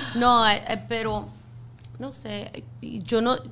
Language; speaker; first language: Spanish; non-native, fluent; English